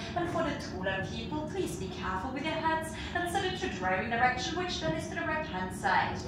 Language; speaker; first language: English; non-native, fluent; German